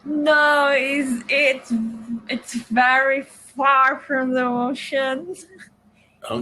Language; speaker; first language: English; non-native, learner; Portuguese